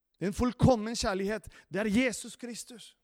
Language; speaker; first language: Norwegian; non-native, fluent; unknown